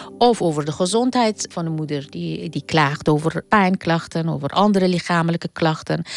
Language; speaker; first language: Dutch; non-native, fluent; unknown